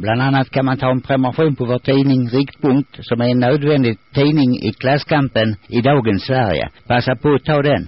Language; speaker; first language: Swedish; native; Swedish